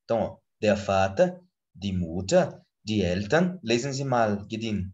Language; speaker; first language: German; non-native, fluent; Portuguese